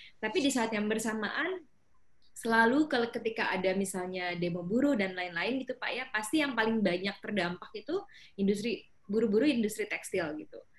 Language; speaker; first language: Indonesian; native; Indonesian